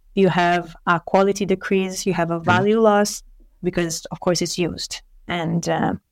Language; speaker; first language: English; non-native, fluent; Italian